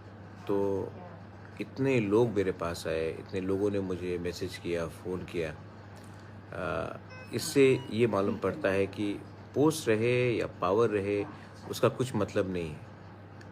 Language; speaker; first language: Hindi; non-native, local second language; Kok Borok